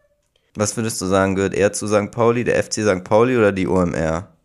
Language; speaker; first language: German; native; German